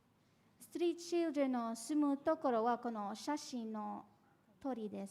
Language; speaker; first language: Japanese; non-native, fluent; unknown